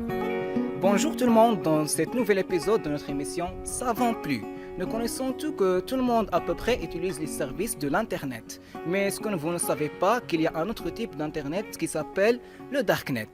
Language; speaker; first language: French; non-native, learner; Arabic